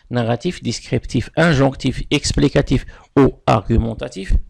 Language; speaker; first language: French; non-native, local second language; Arabic